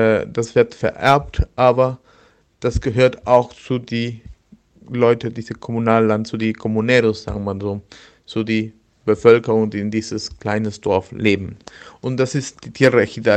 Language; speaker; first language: German; non-native, learner; Spanish